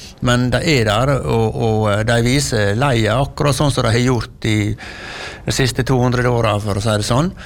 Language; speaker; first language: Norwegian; native; Norwegian